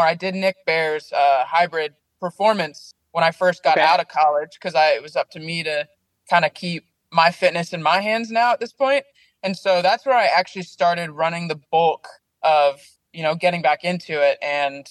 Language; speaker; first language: English; native; English